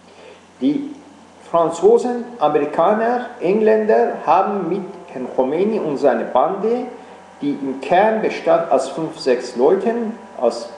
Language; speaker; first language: German; non-native, fluent; Persian